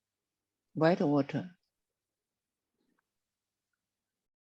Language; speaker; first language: English; non-native, learner; Chinese